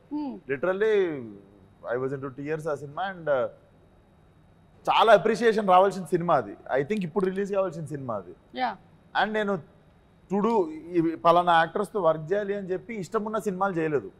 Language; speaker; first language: Telugu; native; Telugu